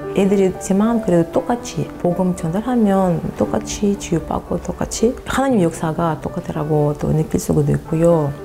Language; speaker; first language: Korean; non-native, fluent; Russian